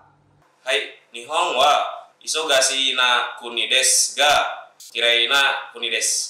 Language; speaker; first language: Japanese; non-native, learner; Indonesian